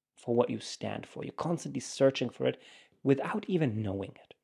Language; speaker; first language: English; non-native, fluent; German